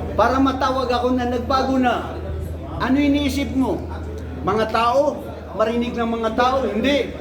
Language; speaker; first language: Filipino; non-native, local second language; Maranao